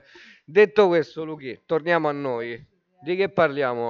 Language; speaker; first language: Italian; native; Italian